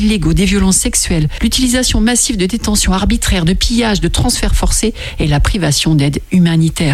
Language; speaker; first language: French; native; French